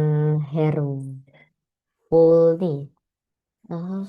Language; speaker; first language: German; non-native, learner; Indonesian